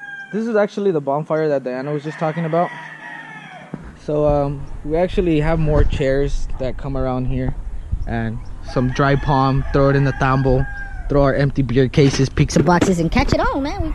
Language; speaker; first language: English; early bilingual, other home language; Spanish